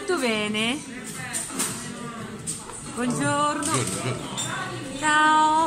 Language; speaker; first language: Italian; non-native, learner; Korean